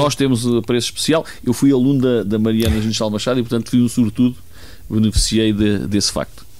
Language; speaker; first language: Portuguese; native; Portuguese